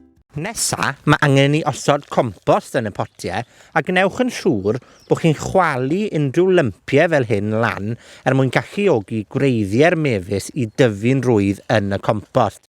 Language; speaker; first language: Welsh; native; Welsh